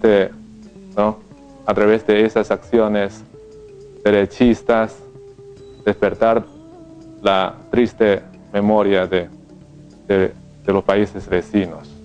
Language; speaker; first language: Spanish; non-native, fluent; Chinese